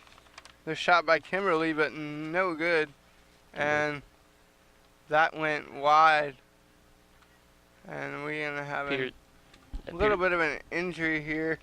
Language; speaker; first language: English; native; English